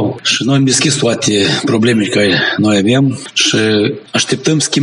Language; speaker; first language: Romanian; non-native, local second language; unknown